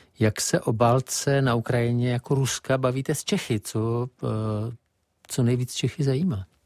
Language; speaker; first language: Czech; native; Czech